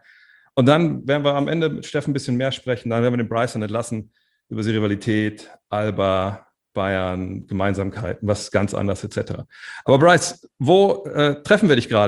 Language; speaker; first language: German; native; German